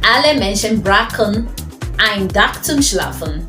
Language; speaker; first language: German; non-native, fluent; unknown